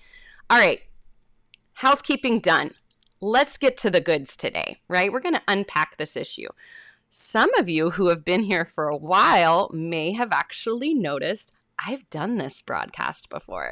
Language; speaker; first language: English; native; English